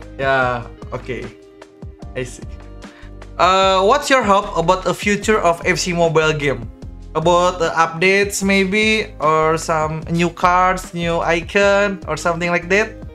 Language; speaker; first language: English; non-native, learner; Indonesian